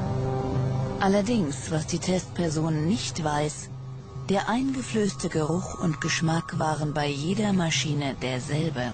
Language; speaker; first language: German; native; German